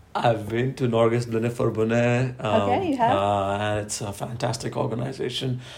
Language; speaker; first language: English; non-native, local second language; Gujarati